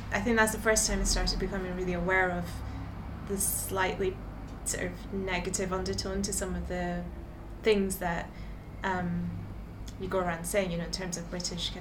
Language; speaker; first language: English; native; English